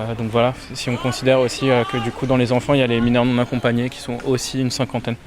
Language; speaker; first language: French; native; French